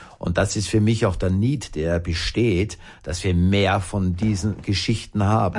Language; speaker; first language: German; native; German